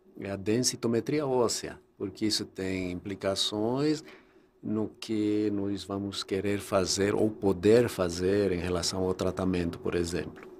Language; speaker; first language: Portuguese; non-native, fluent; Spanish